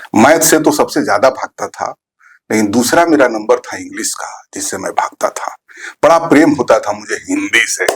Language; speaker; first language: Hindi; non-native, local second language; Bhojpuri